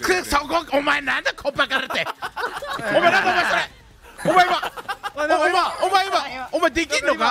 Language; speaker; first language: Japanese; native; Japanese